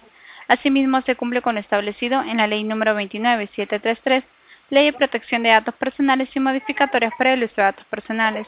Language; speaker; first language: Spanish; native; Spanish